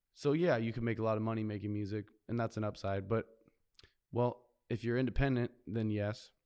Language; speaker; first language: English; native; English